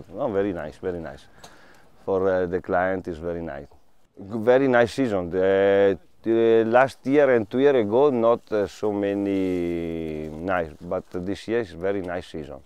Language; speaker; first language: English; non-native, learner; Italian